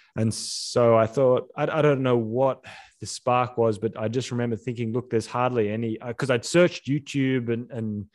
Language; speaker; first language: English; native; English